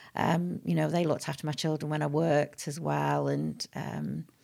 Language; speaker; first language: English; native; English